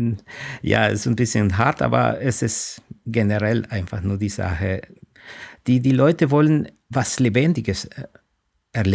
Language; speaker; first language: German; non-native, fluent; Spanish